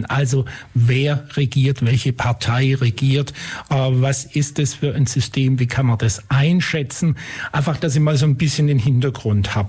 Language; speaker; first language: German; native; German